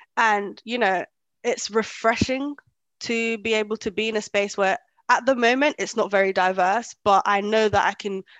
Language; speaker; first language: English; early bilingual, other home language; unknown